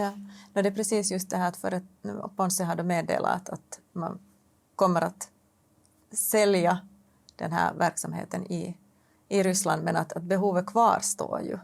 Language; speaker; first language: Swedish; native; Swedish